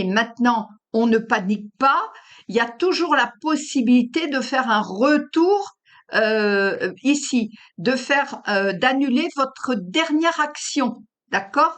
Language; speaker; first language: French; native; French